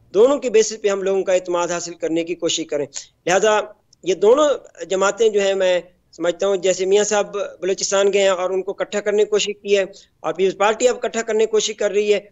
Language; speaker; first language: Urdu; native; Urdu